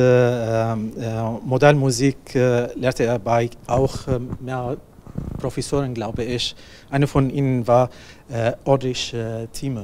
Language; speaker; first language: German; non-native, learner; Arabic